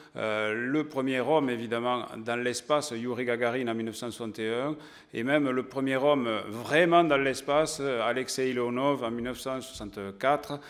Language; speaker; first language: French; native; French